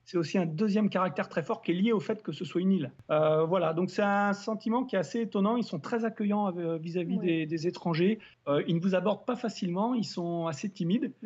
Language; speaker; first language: French; native; French